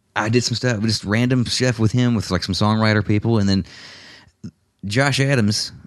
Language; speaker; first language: English; native; English